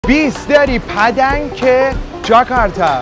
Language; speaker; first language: Indonesian; non-native, learner; Persian